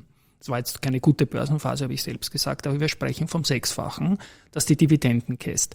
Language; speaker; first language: German; native; German